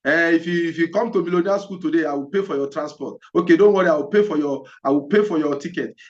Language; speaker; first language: English; non-native, local second language; Yoruba